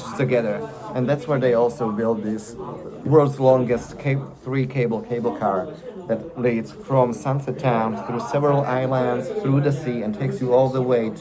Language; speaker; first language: English; non-native, fluent; Slovak